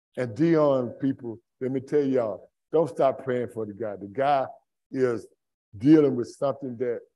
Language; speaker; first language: English; native; English